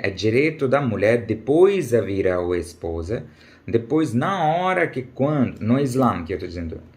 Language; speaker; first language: Portuguese; non-native, learner; Urdu